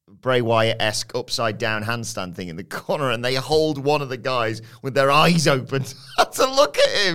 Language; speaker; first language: English; native; English